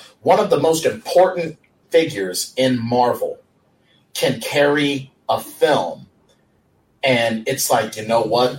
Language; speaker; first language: English; native; English